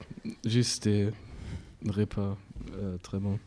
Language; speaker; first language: French; non-native, learner; German